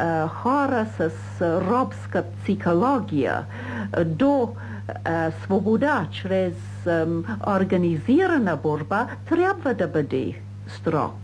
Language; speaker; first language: Bulgarian; non-native, fluent; English